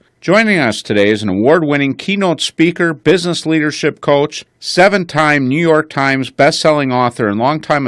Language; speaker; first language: English; native; English